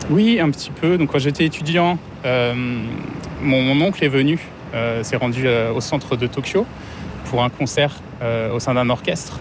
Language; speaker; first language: French; native; French